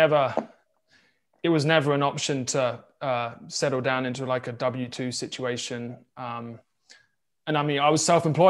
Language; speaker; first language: English; native; English